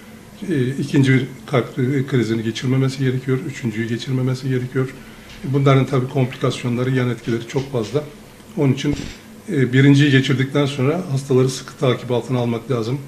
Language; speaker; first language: Turkish; native; Turkish